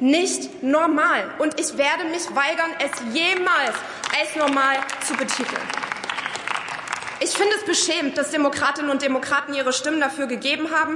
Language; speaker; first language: German; early bilingual, other home language; Arabic